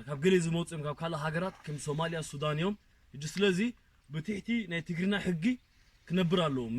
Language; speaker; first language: Tigrinya; early bilingual, heritage; Tigrinya